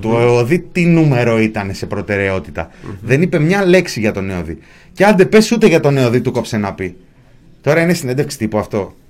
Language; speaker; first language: Greek; native; Greek